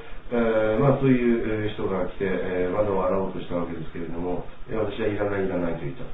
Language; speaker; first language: Japanese; native; Japanese